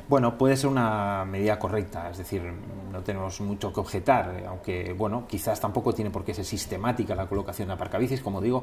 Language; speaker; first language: Spanish; native; Spanish